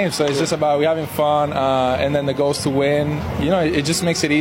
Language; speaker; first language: English; non-native, fluent; Spanish